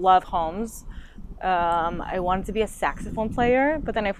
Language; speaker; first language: English; non-native, fluent; Japanese